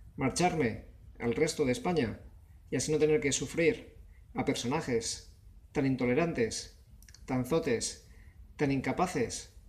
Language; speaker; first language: Spanish; native; Spanish